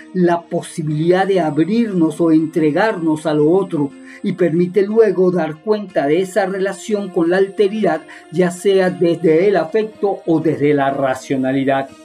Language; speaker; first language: Spanish; native; Spanish